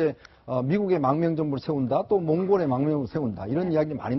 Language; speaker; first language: Korean; native; Korean